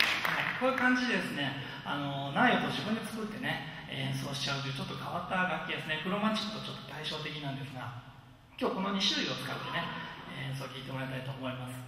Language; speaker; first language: Japanese; native; Japanese